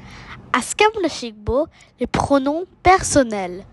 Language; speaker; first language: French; non-native, learner; Bangla